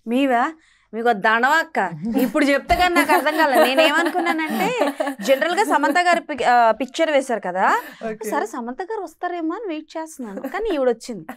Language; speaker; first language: Telugu; native; Telugu